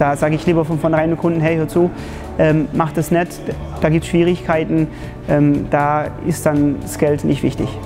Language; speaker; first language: German; early bilingual, other home language; Polish